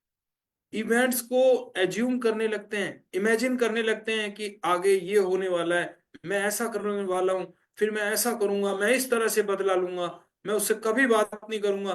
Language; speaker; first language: Hindi; native; Hindi